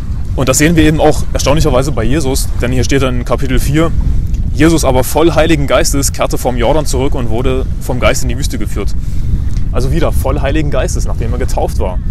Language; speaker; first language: German; native; German